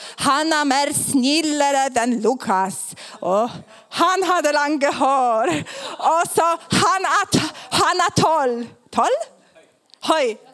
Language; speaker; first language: Swedish; non-native, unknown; Polish